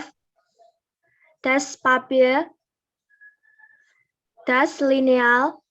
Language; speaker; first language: German; non-native, learner; Indonesian